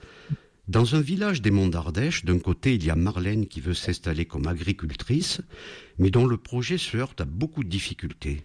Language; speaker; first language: French; native; French